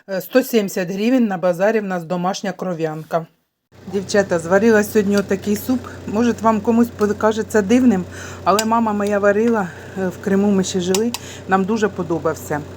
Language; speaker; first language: Ukrainian; native; Ukrainian